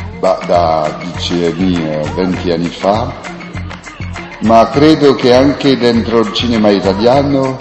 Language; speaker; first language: Italian; non-native, learner; French